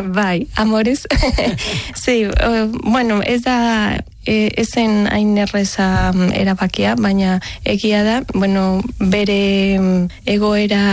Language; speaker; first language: Basque; non-native, learner; Spanish